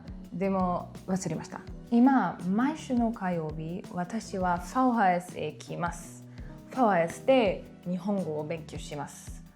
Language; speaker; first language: Japanese; non-native, learner; German